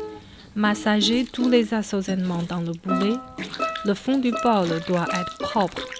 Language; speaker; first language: French; non-native, fluent; Chinese